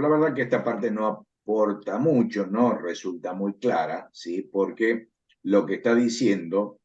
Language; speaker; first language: Spanish; native; Spanish